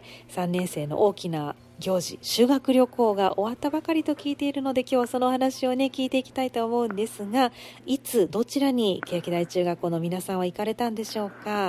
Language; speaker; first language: Japanese; native; Japanese